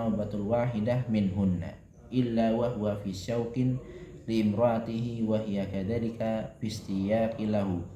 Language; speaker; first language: Arabic; non-native, learner; Indonesian